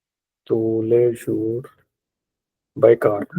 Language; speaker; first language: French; non-native, learner; Punjabi